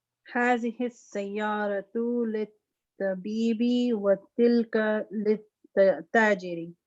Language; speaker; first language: Arabic; non-native, learner; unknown